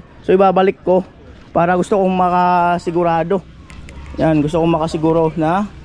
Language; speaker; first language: Filipino; native; Filipino